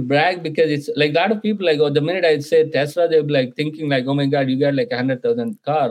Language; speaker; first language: English; non-native, local second language; Telugu